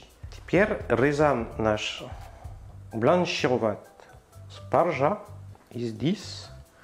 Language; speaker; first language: Russian; non-native, learner; French